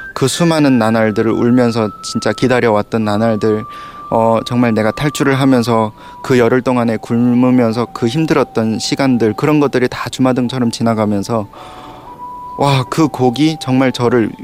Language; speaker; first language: Korean; native; Korean